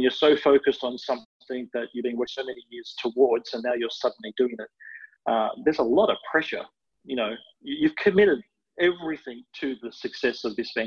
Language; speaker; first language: English; native; English